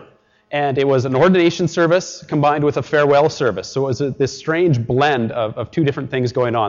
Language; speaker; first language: English; native; English